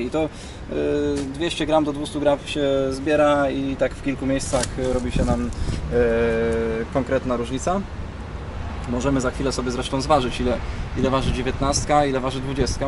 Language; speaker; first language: Polish; native; Polish